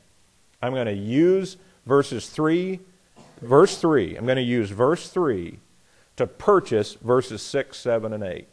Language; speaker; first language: English; native; English